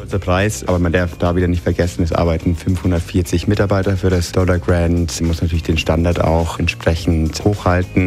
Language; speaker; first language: German; native; German